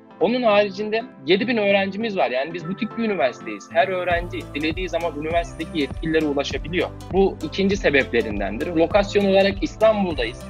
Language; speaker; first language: Turkish; native; Turkish